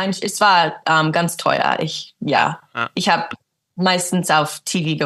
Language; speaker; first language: German; early bilingual, heritage; English